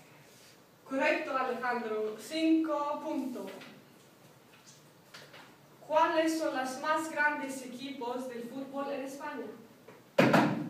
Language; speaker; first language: Spanish; non-native, learner; Swedish